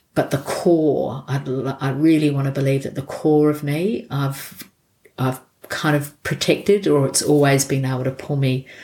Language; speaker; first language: English; native; English